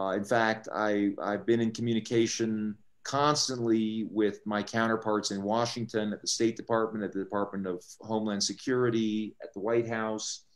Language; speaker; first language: English; early bilingual, other home language; Spanish